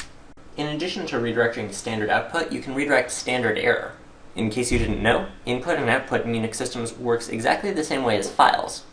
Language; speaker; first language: English; native; English